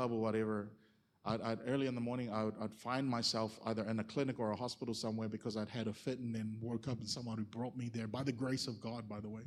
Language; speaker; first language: English; native; English